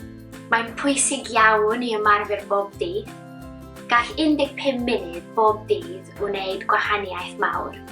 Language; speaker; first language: Welsh; non-native, learner; Romanian